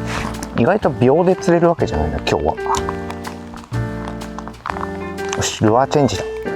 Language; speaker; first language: Japanese; native; Japanese